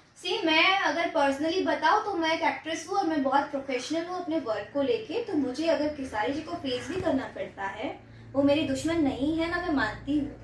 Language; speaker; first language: Hindi; non-native, local second language; Gujarati